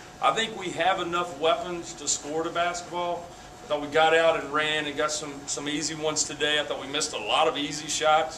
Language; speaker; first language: English; native; English